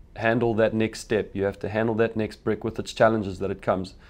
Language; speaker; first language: English; native; English